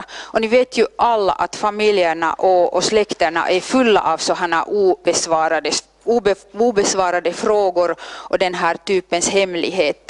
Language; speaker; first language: Swedish; non-native, local second language; Finnish